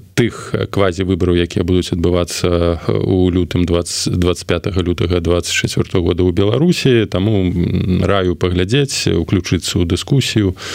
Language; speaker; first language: Belarusian; non-native, local second language; Russian